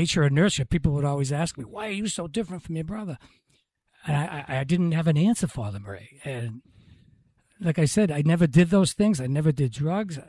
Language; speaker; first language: English; native; English